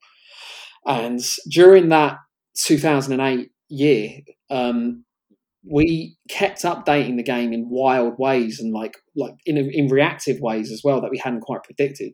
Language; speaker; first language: English; native; English